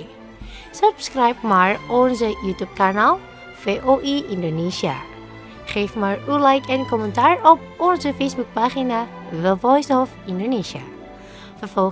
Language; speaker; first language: Dutch; non-native, learner; Indonesian